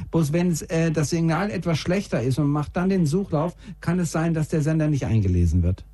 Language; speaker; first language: German; native; German